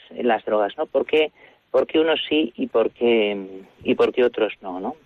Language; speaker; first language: Spanish; native; Spanish